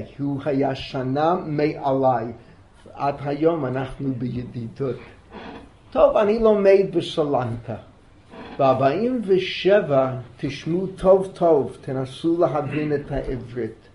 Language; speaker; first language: Hebrew; non-native, fluent; English